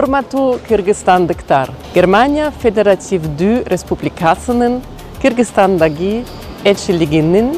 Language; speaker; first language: Kyrgyz; non-native, learner; German